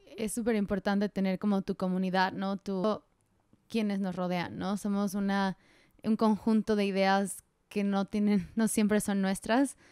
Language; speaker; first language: Spanish; native; Spanish